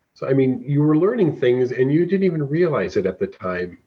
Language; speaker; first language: English; native; English